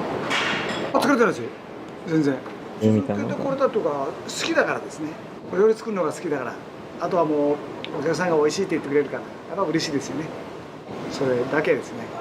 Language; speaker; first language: Japanese; native; Japanese